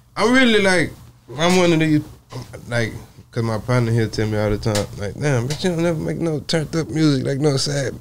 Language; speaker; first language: English; native; English